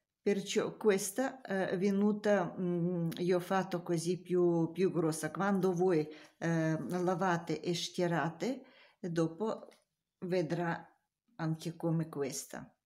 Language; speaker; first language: Italian; non-native, learner; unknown